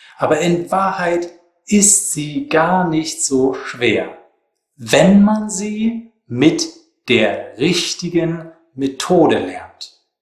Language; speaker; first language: German; native; German